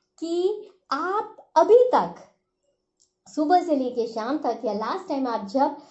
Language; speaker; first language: Hindi; non-native, local second language; Marathi